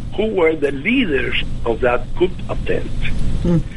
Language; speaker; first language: English; non-native, fluent; Spanish